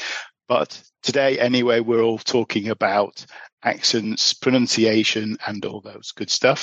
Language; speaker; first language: English; native; English